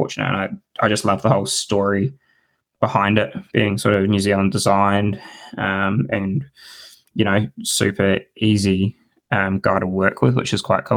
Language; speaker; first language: English; native; English